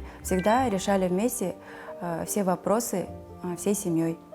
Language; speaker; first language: Russian; non-native, local second language; Kazakh